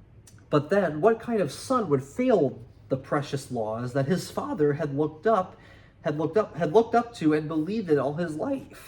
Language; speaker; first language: English; native; English